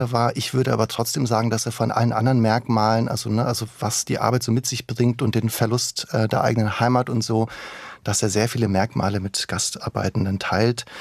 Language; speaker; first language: German; early bilingual, other home language; Bosnian